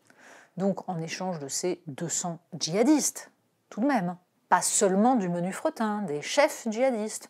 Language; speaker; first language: French; native; French